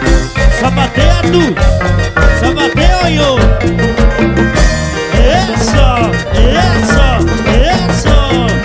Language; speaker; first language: Spanish; native; Spanish